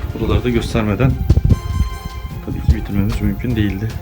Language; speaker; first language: Turkish; native; Turkish